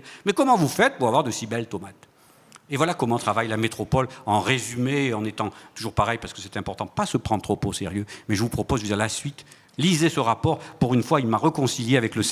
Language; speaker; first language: French; native; French